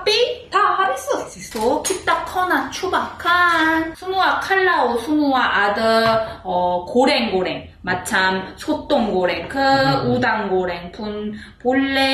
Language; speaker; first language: Indonesian; non-native, learner; Korean